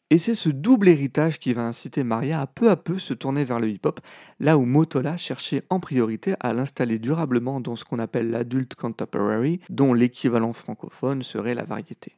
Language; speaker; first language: French; native; French